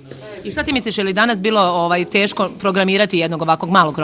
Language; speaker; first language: Bosnian; native; Bosnian